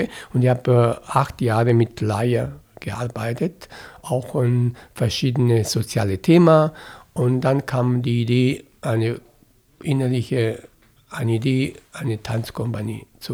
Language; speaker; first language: German; non-native, fluent; Italian